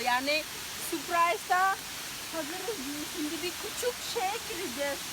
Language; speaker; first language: Turkish; non-native, learner; Indonesian